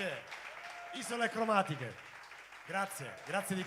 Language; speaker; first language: Italian; native; Italian